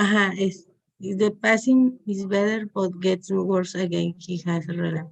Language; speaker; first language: English; non-native, learner; Spanish